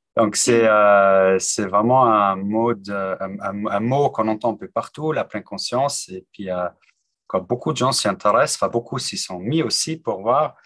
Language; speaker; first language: French; native; French